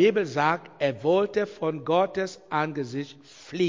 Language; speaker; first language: German; non-native, learner; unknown